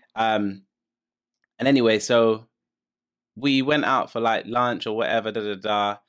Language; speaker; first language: English; native; English